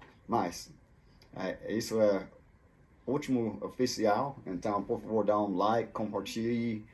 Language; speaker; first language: Portuguese; non-native, fluent; English